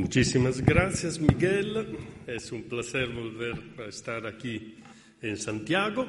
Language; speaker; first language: Spanish; non-native, fluent; Italian